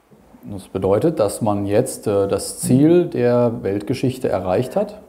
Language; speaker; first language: German; native; German